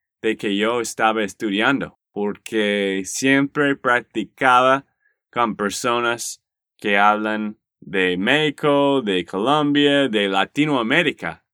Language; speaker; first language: Spanish; non-native, learner; English